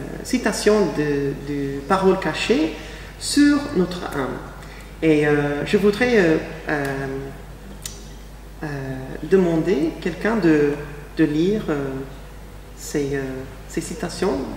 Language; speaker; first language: French; non-native, fluent; English